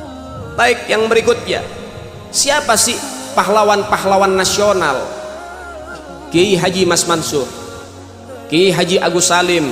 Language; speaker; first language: Indonesian; native; Indonesian